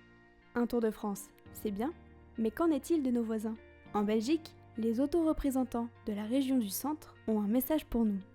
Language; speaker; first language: French; native; French